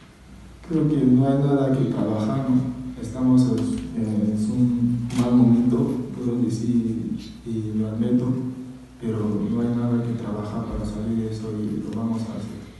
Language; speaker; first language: Spanish; non-native, fluent; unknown